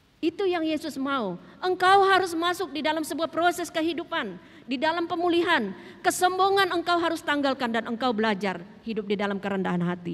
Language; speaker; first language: Indonesian; native; Indonesian